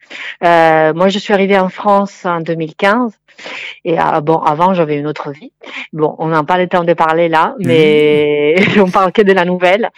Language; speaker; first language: French; non-native, fluent; Italian